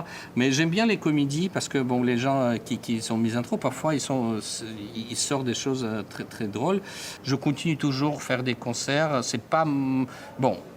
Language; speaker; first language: French; non-native, fluent; Russian